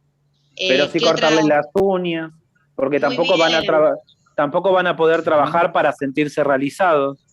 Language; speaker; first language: Spanish; native; Spanish